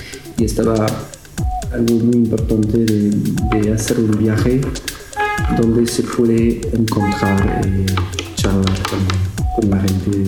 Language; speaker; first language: Spanish; non-native, learner; French